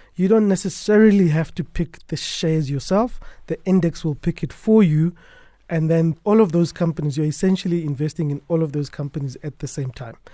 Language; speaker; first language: English; non-native, local second language; Tswana